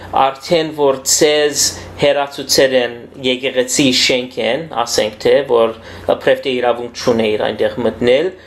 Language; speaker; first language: Armenian; early bilingual, heritage; Armenian